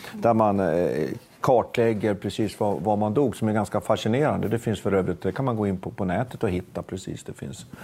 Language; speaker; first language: Swedish; native; Swedish